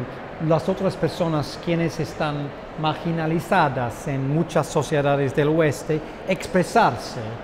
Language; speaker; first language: Spanish; non-native, fluent; English